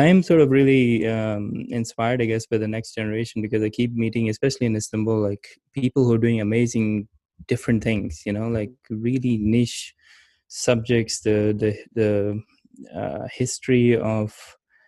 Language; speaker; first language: English; non-native, local second language; Urdu